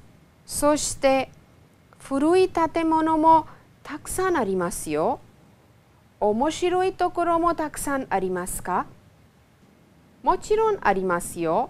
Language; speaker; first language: Japanese; non-native, fluent; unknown